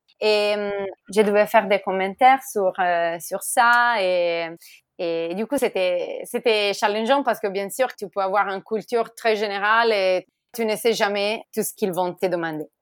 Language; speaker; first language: French; non-native, fluent; Italian